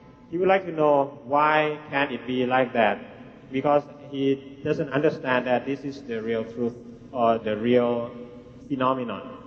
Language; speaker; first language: English; non-native, fluent; Thai